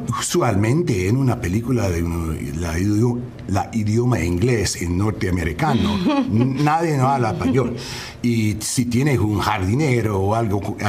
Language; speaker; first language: Spanish; non-native, learner; English